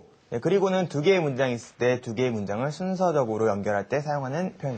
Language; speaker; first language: Korean; native; Korean